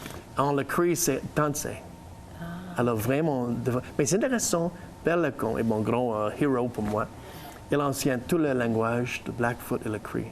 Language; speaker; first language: French; non-native, learner; English